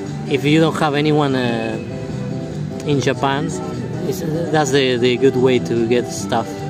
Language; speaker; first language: English; non-native, fluent; Spanish